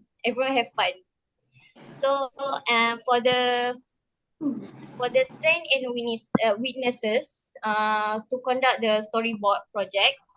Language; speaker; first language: English; non-native, local second language; Malay